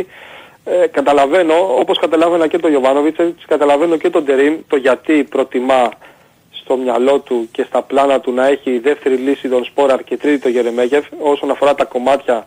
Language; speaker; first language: Greek; native; Greek